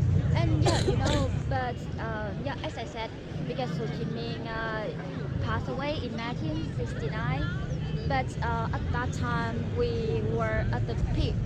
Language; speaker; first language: English; non-native, learner; Vietnamese